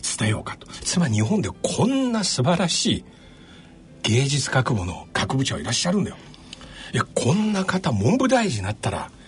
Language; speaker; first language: Japanese; non-native, fluent; Chinese